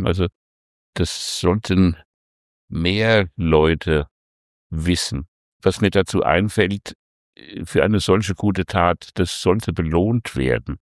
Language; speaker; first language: German; native; German